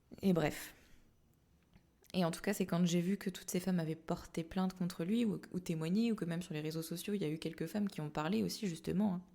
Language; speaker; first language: French; native; French